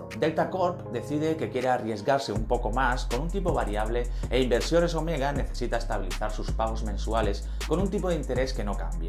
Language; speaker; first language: Spanish; native; Spanish